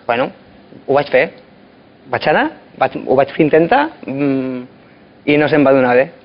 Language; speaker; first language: Catalan; non-native, local second language; Spanish